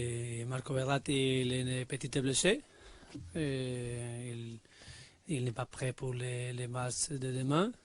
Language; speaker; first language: French; non-native, learner; Spanish